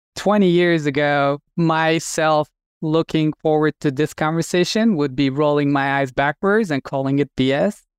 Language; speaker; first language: English; non-native, fluent; Turkish